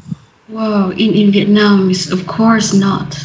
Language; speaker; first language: English; non-native, learner; Vietnamese